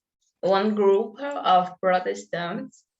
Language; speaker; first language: English; non-native, learner; Portuguese